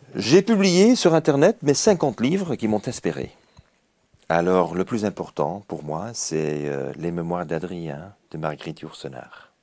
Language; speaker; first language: French; native; French